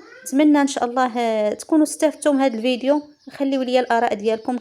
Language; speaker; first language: Arabic; native; Arabic